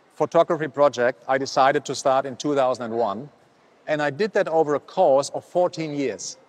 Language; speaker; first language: English; non-native, fluent; German